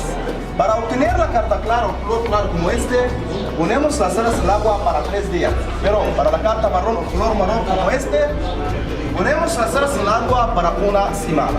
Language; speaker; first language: Spanish; non-native, learner; Arabic